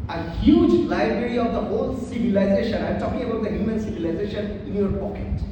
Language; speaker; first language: English; non-native, local second language; Bangla